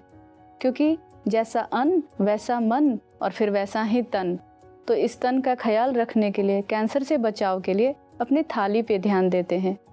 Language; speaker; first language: Hindi; native; Hindi